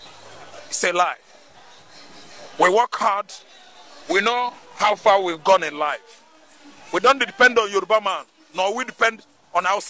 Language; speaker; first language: English; non-native, local second language; Igbo